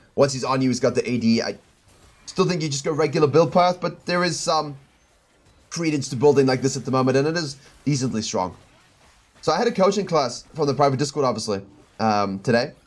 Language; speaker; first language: English; native; English